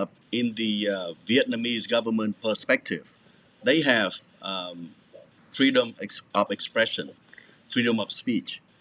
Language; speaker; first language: English; non-native, fluent; Vietnamese